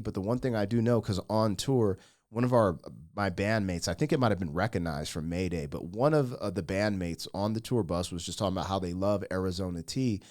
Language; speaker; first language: English; native; English